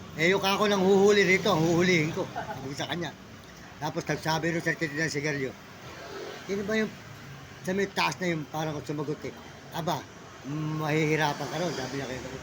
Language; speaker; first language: Filipino; native; Filipino